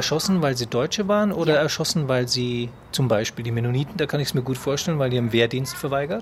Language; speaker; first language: German; native; German